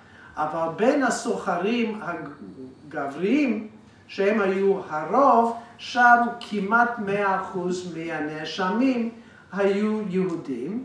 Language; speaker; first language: Hebrew; non-native, fluent; English